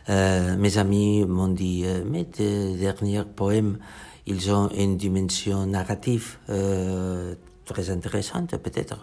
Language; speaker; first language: French; non-native, fluent; Catalan